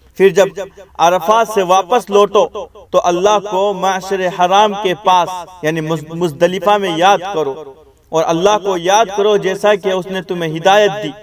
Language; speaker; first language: Urdu; native; Urdu